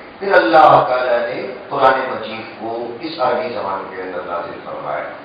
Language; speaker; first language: Urdu; native; Urdu